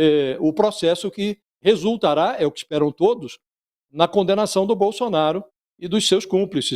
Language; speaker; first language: Portuguese; native; Portuguese